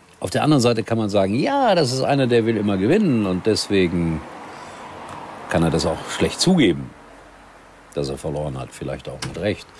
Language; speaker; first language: German; native; German